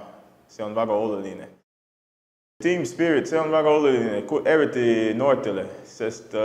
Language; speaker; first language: Estonian; non-native, fluent; English